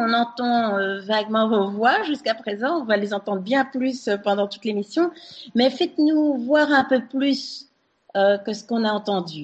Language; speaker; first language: French; native; French